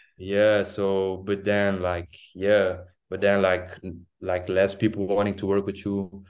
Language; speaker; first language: English; non-native, fluent; French